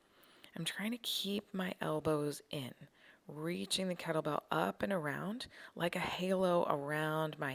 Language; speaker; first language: English; native; English